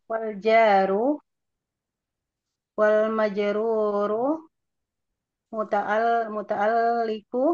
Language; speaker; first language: Arabic; non-native, learner; Indonesian